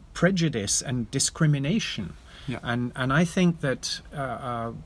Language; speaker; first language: English; native; English